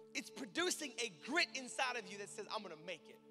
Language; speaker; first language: English; native; English